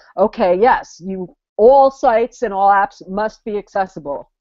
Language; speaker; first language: English; native; English